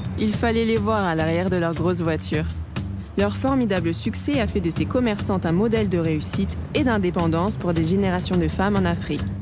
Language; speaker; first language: French; native; French